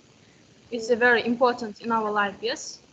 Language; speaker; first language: English; non-native, learner; Kazakh